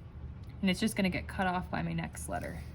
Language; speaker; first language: English; native; English